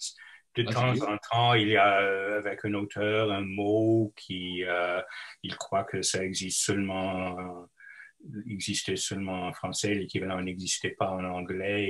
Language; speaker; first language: French; non-native, local second language; English